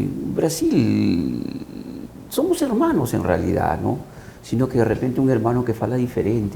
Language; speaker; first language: Portuguese; non-native, learner; Spanish